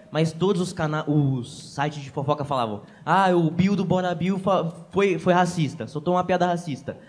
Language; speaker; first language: Portuguese; native; Portuguese